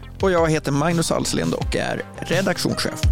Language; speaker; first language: Swedish; native; Swedish